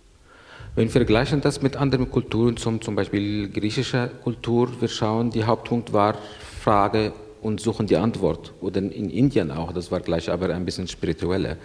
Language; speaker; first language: German; non-native, learner; Arabic